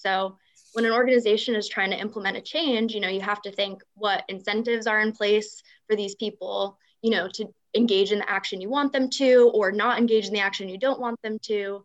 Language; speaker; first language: English; native; English